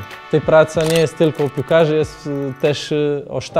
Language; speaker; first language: Polish; non-native, learner; Portuguese